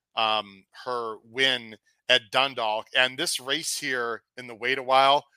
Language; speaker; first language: English; native; English